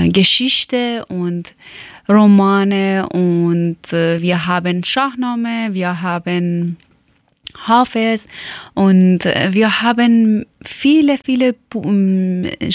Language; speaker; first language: German; non-native, learner; Persian